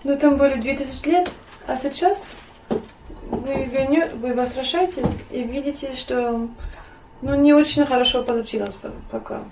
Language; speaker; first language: Russian; non-native, learner; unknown